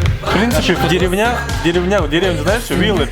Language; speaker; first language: Russian; native; Russian